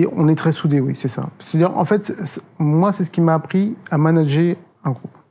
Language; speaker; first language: French; native; French